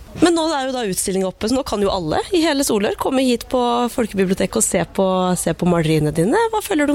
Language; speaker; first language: Norwegian; native; Norwegian